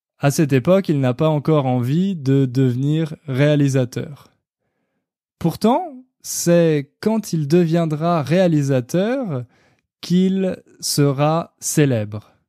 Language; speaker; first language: French; native; French